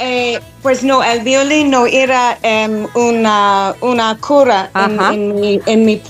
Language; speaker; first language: Spanish; non-native, learner; English